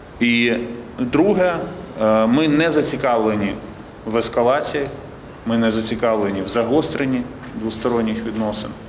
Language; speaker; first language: Ukrainian; native; Ukrainian